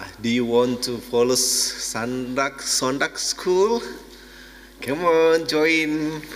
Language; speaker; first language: English; non-native, fluent; Indonesian